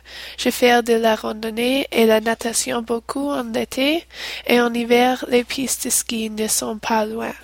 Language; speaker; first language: French; non-native, learner; English